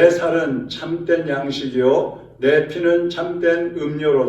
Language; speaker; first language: Korean; native; Korean